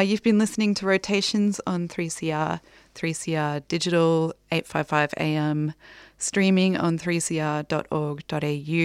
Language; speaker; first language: English; native; English